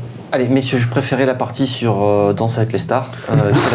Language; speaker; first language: French; native; French